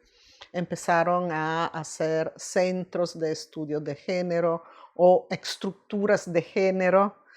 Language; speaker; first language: Spanish; non-native, fluent; Italian